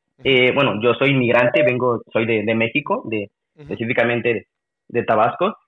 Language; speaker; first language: Spanish; native; Spanish